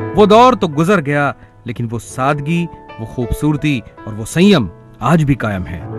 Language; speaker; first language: Hindi; native; Hindi